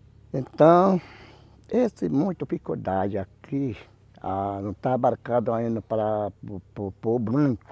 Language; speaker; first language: Portuguese; non-native, local second language; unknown